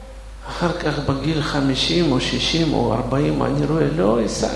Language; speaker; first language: Hebrew; non-native, fluent; Russian